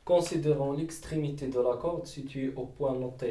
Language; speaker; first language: French; non-native, local second language; Arabic